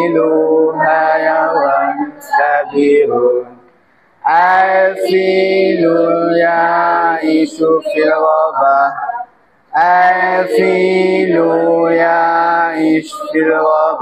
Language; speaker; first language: Arabic; non-native, learner; Malay